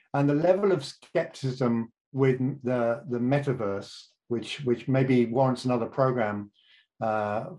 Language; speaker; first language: English; native; English